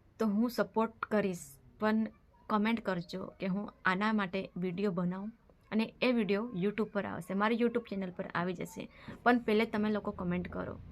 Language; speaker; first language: Gujarati; non-native, local second language; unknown